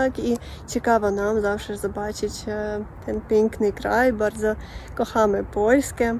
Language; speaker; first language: Polish; non-native, learner; Russian